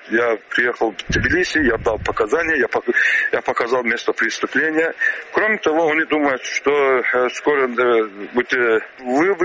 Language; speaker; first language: Russian; non-native, learner; Azerbaijani